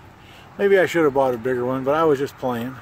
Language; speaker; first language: English; native; English